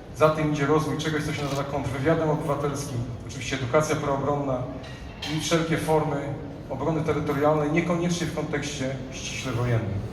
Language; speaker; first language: Polish; native; Polish